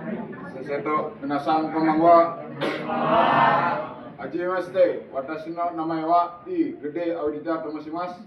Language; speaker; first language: Japanese; non-native, learner; Indonesian